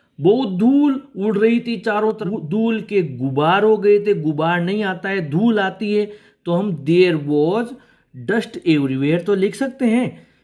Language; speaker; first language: Hindi; native; Hindi